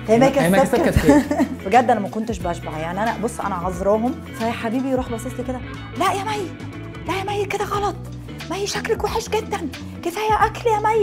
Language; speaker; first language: Arabic; native; Arabic